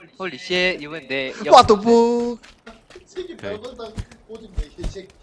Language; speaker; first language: Korean; native; Korean